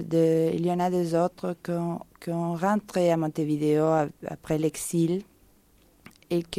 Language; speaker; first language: French; non-native, fluent; Spanish